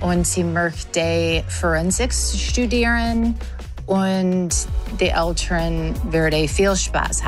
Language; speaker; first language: German; non-native, learner; English